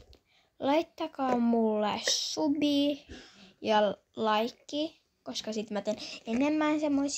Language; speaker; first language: Finnish; early bilingual, other home language; Polish